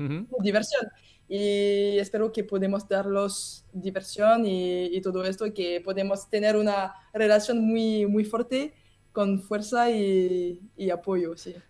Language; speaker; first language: Spanish; non-native, learner; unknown